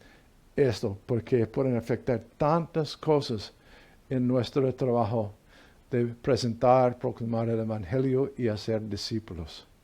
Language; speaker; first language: Spanish; non-native, fluent; English